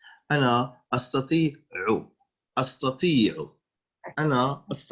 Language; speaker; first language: Arabic; non-native, fluent; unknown